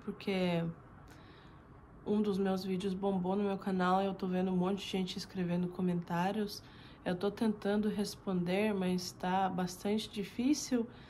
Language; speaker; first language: Portuguese; non-native, fluent; Russian